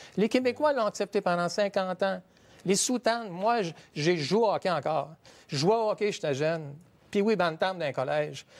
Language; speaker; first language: French; native; French